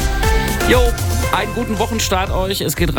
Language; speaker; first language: German; native; German